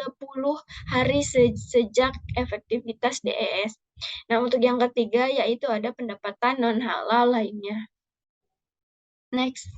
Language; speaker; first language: Indonesian; native; Indonesian